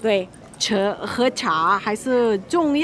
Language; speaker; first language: Chinese; non-native, learner; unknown